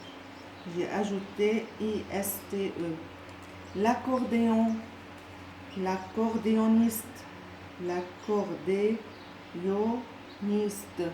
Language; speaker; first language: French; non-native, local second language; Arabic